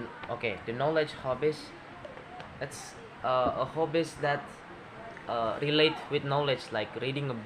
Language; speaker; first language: English; non-native, learner; Indonesian